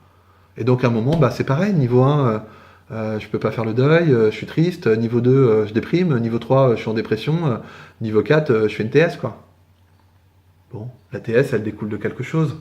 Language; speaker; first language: French; native; French